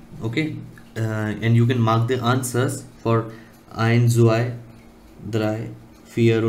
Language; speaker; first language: German; non-native, learner; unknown